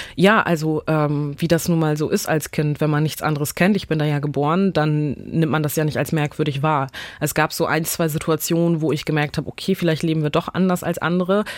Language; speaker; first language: German; early bilingual, other home language; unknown